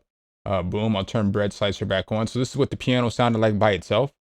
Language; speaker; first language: English; native; English